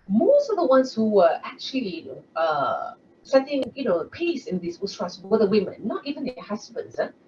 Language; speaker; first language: English; non-native, local second language; Malay